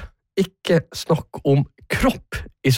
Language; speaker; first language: Norwegian; native; Norwegian